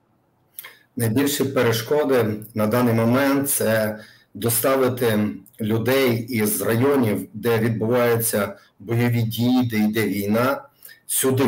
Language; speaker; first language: Ukrainian; native; Ukrainian